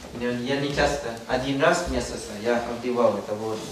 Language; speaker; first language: Russian; non-native, learner; Thai